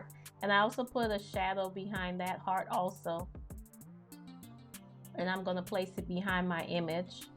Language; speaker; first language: English; native; English